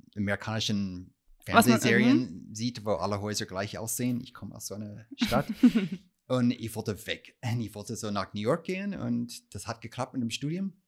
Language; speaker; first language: German; non-native, fluent; English